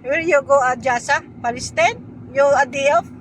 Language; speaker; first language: English; non-native, learner; Filipino